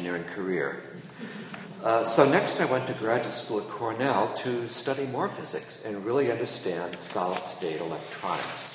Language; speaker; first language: English; native; English